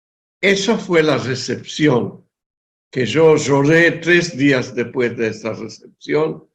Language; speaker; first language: Spanish; non-native, fluent; Hebrew